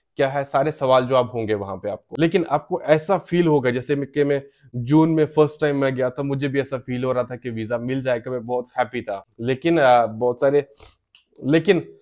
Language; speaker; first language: Hindi; native; Hindi